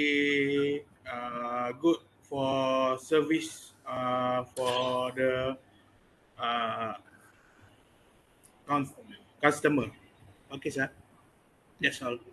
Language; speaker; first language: English; non-native, learner; Malay